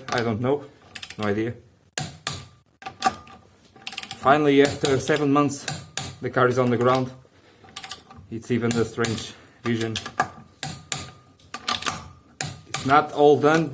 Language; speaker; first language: English; non-native, fluent; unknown